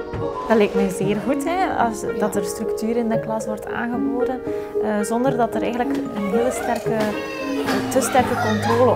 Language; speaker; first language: Dutch; native; Dutch